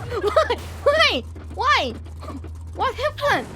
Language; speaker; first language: English; non-native, learner; Korean